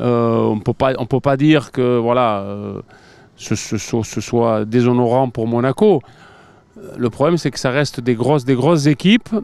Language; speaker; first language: French; native; French